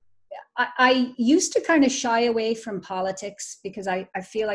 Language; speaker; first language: English; native; English